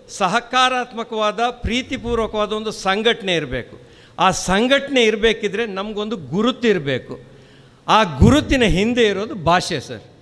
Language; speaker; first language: Kannada; non-native, local second language; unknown